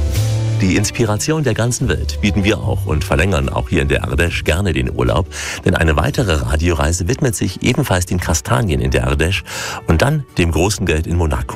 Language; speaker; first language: German; native; German